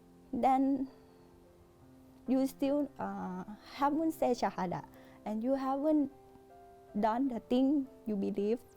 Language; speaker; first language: English; non-native, learner; Thai